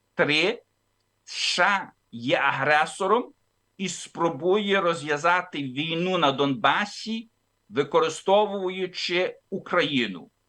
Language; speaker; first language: Ukrainian; early bilingual, heritage; Ukrainian